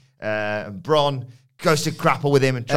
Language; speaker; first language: English; native; English